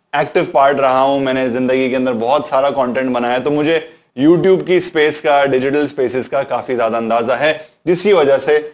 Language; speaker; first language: Urdu; native; Urdu